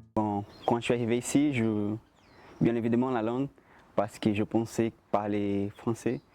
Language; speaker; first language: French; non-native, fluent; Portuguese